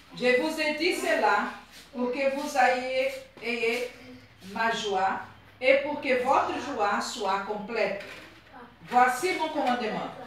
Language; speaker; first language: French; non-native, fluent; Portuguese